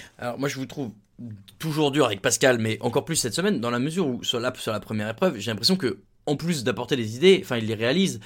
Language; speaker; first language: French; native; French